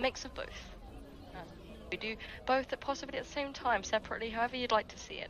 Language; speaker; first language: English; native; English